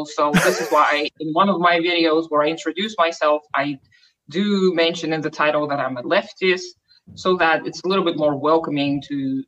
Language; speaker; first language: English; non-native, fluent; Russian